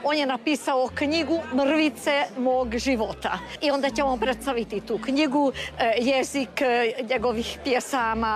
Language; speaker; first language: Croatian; early bilingual, heritage; Croatian